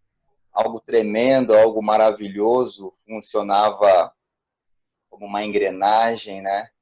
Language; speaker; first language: Portuguese; native; Portuguese